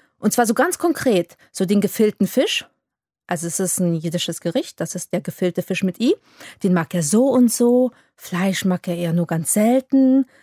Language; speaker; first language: German; early bilingual, other home language; Polish